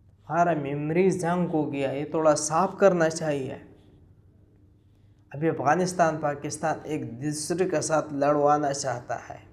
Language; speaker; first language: Hindi; non-native, local second language; Pashto